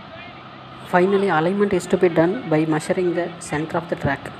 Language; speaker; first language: English; non-native, local second language; Tamil